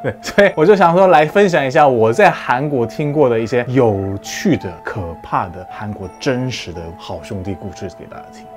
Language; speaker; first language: Chinese; non-native, fluent; Korean